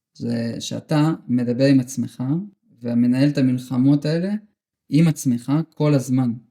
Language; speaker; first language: Hebrew; early bilingual, other home language; Russian